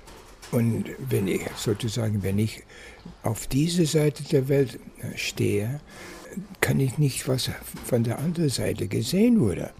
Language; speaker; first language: German; non-native, fluent; English